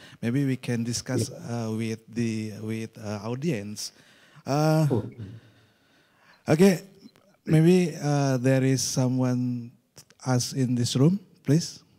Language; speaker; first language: English; non-native, local second language; Indonesian